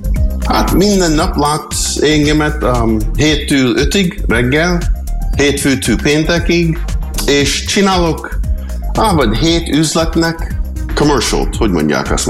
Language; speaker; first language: Hungarian; early bilingual, heritage; English